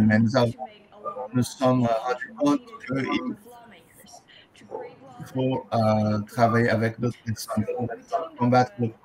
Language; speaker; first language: French; non-native, fluent; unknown